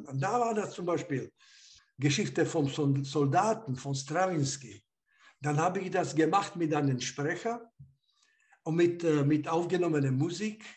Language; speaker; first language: German; non-native, fluent; Slovak